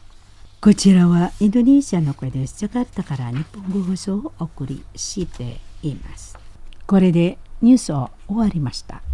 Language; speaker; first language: Japanese; non-native, fluent; Indonesian